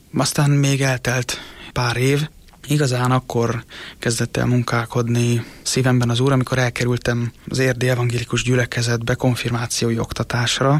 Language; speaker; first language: Hungarian; native; Hungarian